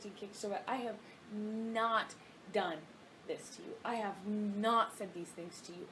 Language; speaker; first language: English; native; English